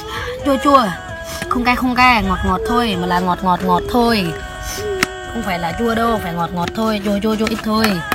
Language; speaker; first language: Vietnamese; non-native, local second language; Jarai